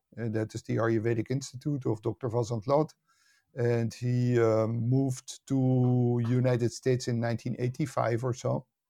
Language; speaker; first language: English; non-native, fluent; Dutch